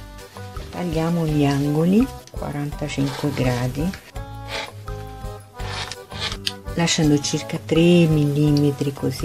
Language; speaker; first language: Italian; non-native, fluent; Portuguese